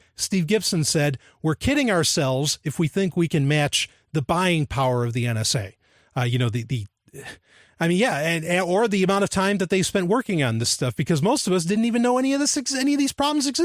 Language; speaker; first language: English; native; English